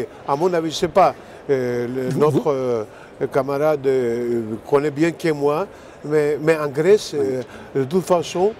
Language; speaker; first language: French; non-native, fluent; Greek